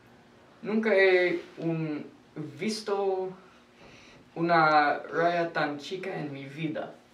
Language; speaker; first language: Spanish; non-native, learner; English